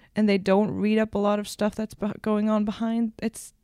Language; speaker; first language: English; non-native, fluent; German